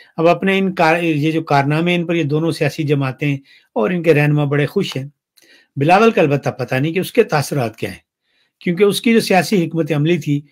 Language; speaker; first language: Urdu; non-native, local second language; Punjabi